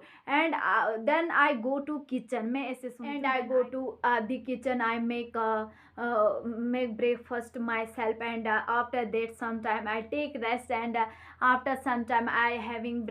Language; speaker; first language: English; non-native, learner; Hindi